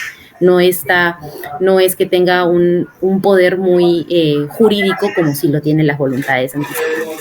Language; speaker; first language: Spanish; native; Spanish